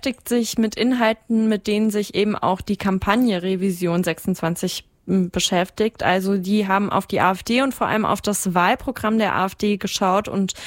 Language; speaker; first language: German; native; German